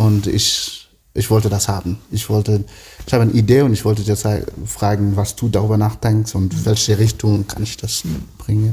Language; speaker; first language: German; non-native, learner; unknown